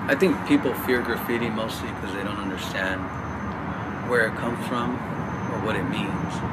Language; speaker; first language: English; native; English